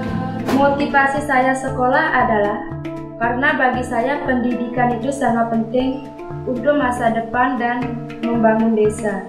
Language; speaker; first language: Indonesian; non-native, local second language; Balinese